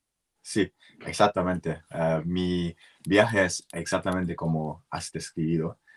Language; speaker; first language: Spanish; non-native, learner; English